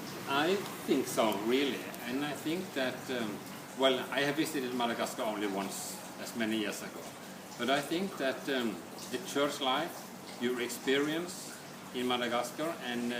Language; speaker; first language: English; non-native, fluent; Norwegian